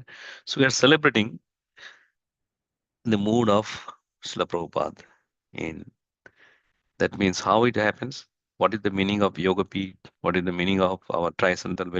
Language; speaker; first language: English; non-native, fluent; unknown